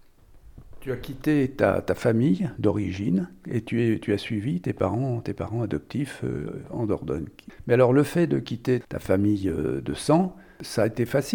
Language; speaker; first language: French; native; French